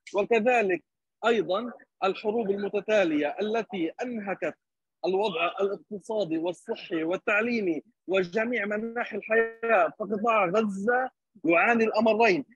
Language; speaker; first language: Arabic; native; Arabic